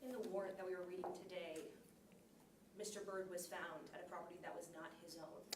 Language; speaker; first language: English; native; English